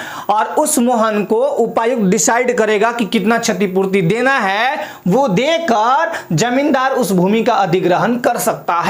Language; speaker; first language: Hindi; native; Hindi